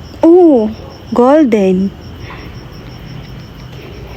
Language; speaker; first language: English; non-native, learner; Filipino